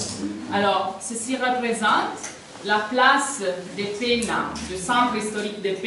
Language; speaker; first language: French; non-native, fluent; Italian